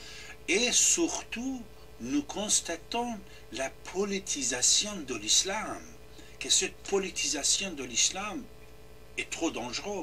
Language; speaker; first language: French; non-native, fluent; Persian